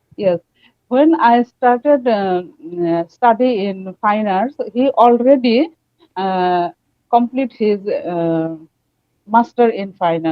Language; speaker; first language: English; non-native, learner; Bangla